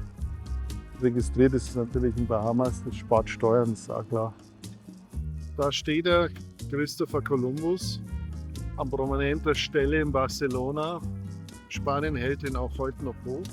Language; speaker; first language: German; native; German